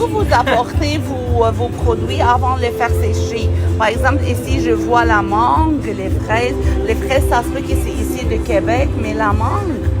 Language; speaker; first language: French; non-native, fluent; Arabic